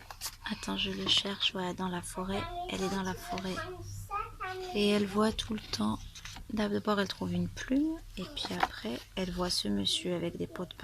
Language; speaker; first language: French; native; French